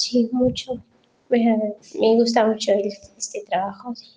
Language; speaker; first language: Spanish; non-native, fluent; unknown